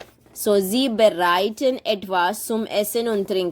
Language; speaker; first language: German; non-native, fluent; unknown